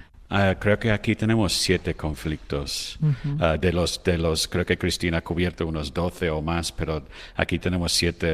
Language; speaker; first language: Spanish; non-native, fluent; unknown